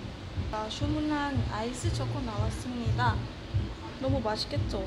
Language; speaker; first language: Korean; non-native, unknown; Thai